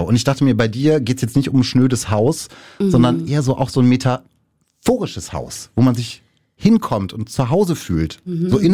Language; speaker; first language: German; native; German